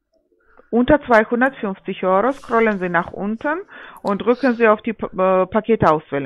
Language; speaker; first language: German; non-native, fluent; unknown